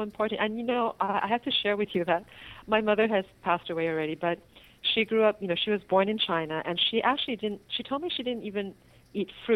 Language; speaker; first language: English; non-native, local second language; Cantonese